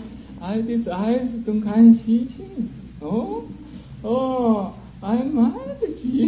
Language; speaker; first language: English; non-native, learner; Chinese